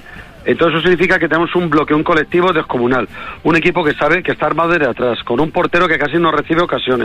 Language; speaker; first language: Spanish; native; Spanish